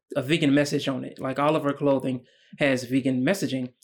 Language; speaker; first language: English; native; English